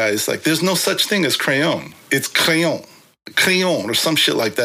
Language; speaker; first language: English; early bilingual, other home language; Korean